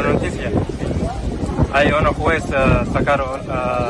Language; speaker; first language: Spanish; non-native, learner; Arabic